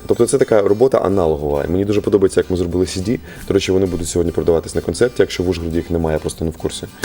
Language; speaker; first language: Ukrainian; non-native, local second language; Russian